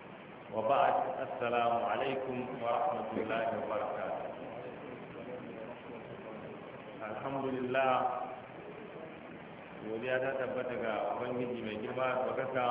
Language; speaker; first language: Arabic; non-native, fluent; Hausa